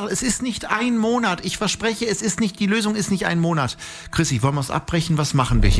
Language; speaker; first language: German; native; German